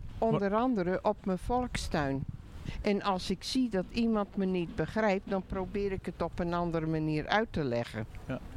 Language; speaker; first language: Dutch; native; Dutch